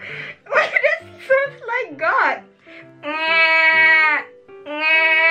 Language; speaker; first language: English; non-native, learner; Indonesian